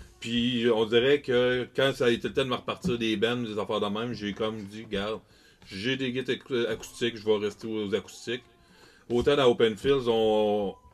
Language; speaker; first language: French; native; French